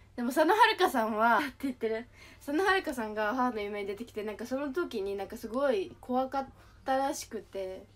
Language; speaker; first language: Japanese; native; Japanese